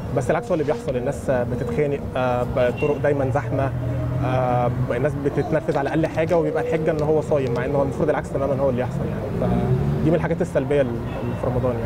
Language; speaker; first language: Arabic; early bilingual, other home language; English